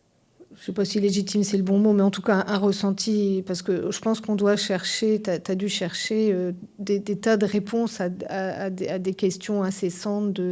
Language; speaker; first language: French; native; French